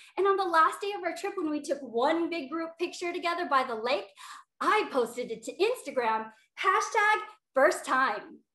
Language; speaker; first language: English; native; English